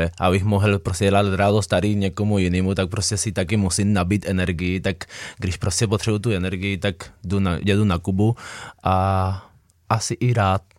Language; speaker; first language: Czech; non-native, fluent; Spanish